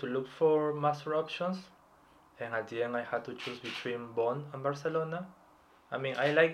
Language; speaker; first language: English; non-native, fluent; Spanish